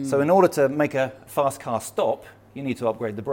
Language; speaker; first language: English; native; English